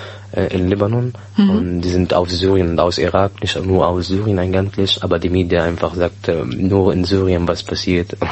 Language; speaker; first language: German; non-native, learner; Arabic